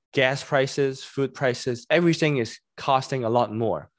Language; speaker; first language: English; non-native, local second language; Cantonese